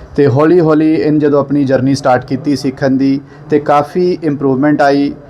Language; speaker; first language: Punjabi; non-native, local second language; Hindi